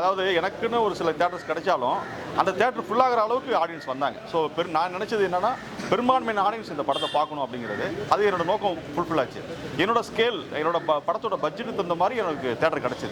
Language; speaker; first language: Tamil; native; Tamil